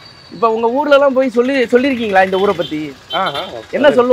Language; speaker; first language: Tamil; native; Tamil